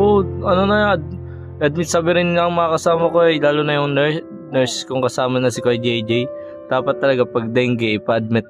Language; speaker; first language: Filipino; non-native, local second language; Bikol